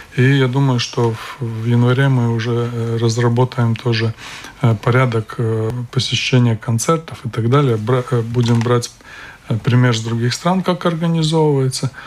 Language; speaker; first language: Russian; non-native, local second language; Latvian